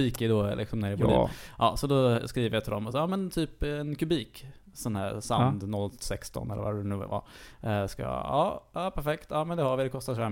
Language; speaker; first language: Swedish; native; Swedish